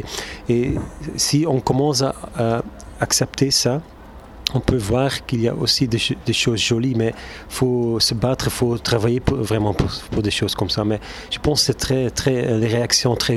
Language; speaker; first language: French; non-native, local second language; Turkish